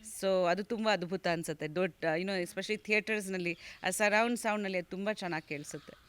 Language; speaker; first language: Kannada; non-native, fluent; Bangla